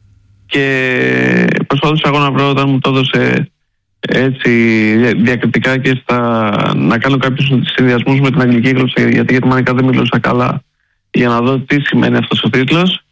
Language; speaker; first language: Greek; native; Greek